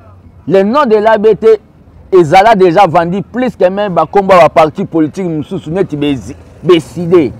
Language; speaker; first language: French; non-native, local second language; Lingala